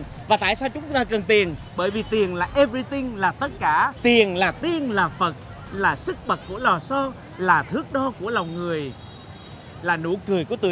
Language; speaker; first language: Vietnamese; early bilingual, other home language; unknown